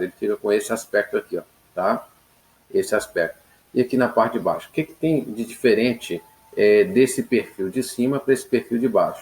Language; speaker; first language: Portuguese; native; Portuguese